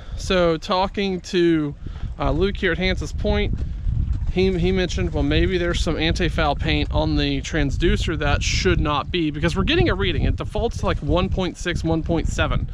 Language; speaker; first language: English; native; English